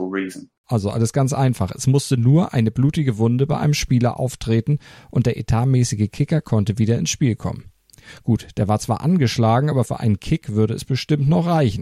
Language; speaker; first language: German; native; German